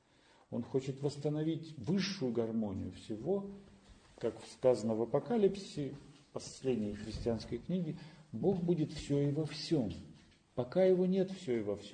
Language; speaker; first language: Russian; native; Russian